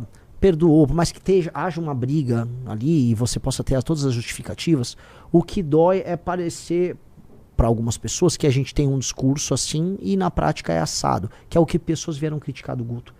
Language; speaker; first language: Portuguese; native; Portuguese